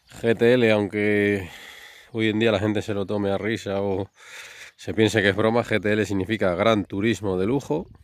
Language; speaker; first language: Spanish; native; Spanish